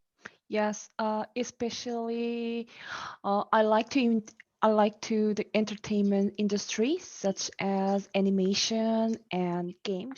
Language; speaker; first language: English; non-native, learner; Korean